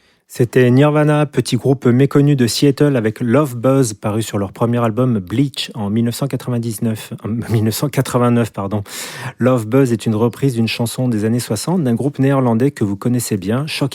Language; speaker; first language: French; native; French